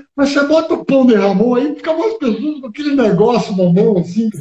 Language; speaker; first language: Portuguese; early bilingual, other home language; Spanish